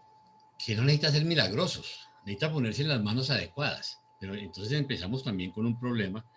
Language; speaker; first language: Spanish; native; Spanish